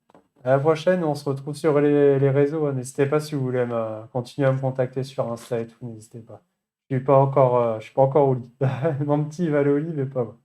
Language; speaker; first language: French; native; French